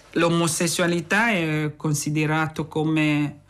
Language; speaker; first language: Italian; non-native, fluent; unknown